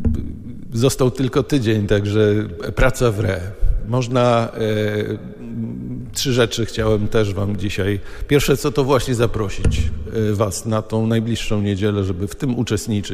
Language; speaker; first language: Polish; native; Polish